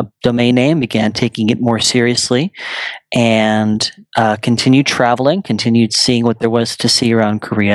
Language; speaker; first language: English; native; English